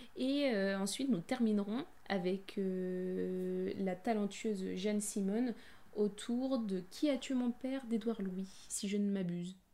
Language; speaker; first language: French; native; French